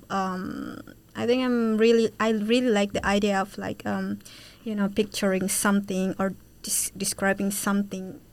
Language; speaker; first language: English; non-native, fluent; Indonesian